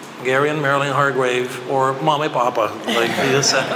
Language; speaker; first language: English; non-native, fluent; Portuguese